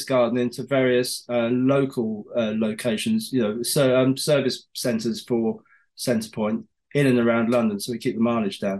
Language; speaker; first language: English; native; English